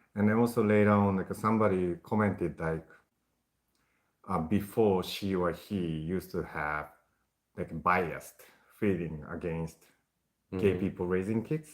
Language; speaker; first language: English; non-native, fluent; Japanese